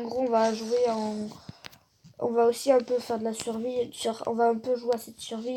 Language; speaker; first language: French; native; French